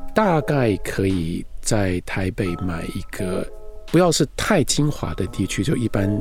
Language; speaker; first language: Chinese; native; Chinese